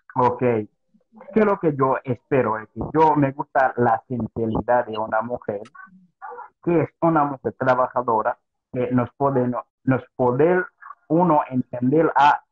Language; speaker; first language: Spanish; non-native, learner; Haitian Creole